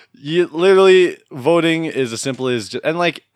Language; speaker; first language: English; native; English